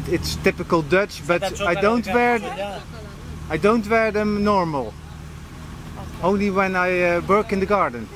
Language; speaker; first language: English; non-native, learner; Dutch